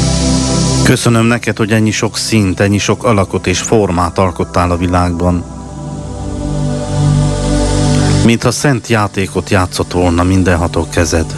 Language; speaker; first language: Hungarian; native; Hungarian